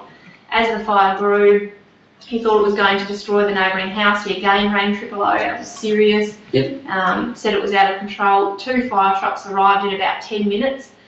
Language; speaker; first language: English; native; English